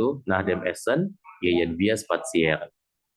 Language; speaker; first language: German; non-native, learner; Indonesian